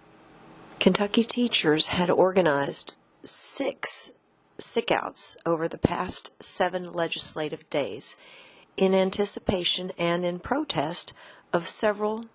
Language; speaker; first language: English; native; English